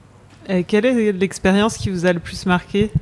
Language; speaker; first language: French; native; French